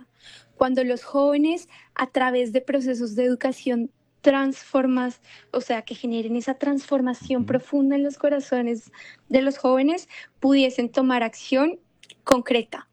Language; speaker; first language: Spanish; native; Spanish